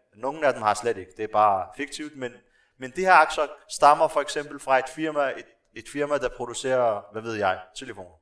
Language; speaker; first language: Danish; non-native, local second language; Arabic